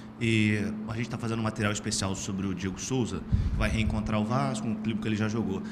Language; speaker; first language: Portuguese; native; Portuguese